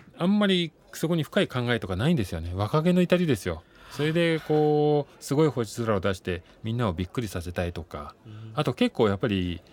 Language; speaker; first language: Japanese; native; Japanese